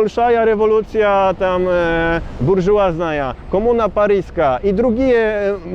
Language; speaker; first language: Russian; non-native, learner; Polish